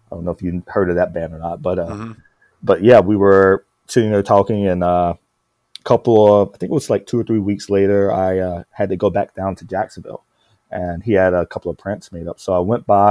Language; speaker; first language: English; native; English